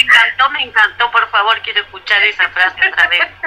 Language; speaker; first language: Spanish; native; Spanish